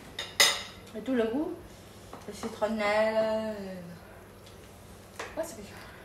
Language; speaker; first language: French; non-native, learner; Vietnamese